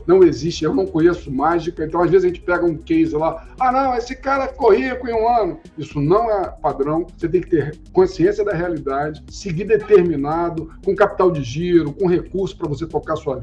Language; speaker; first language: Portuguese; native; Portuguese